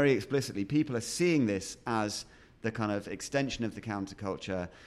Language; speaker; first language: English; native; English